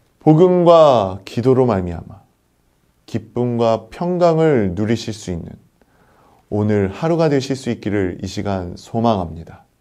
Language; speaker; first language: Korean; native; Korean